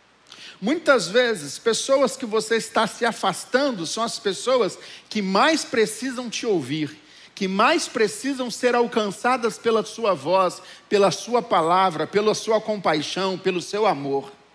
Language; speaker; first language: Portuguese; native; Portuguese